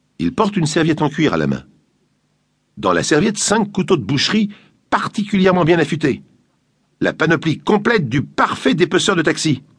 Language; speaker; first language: French; native; French